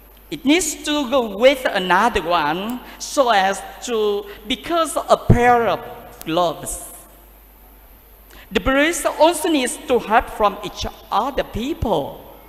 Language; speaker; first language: English; non-native, learner; Vietnamese